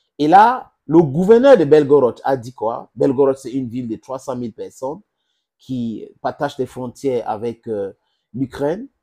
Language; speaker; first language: French; non-native, local second language; English